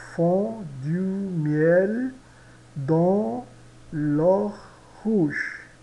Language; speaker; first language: French; non-native, learner; Portuguese